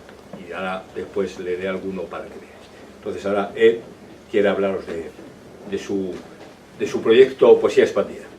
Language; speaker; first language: Spanish; native; Spanish